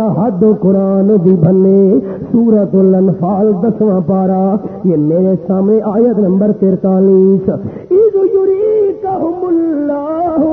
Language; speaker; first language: Urdu; non-native, local second language; Pashto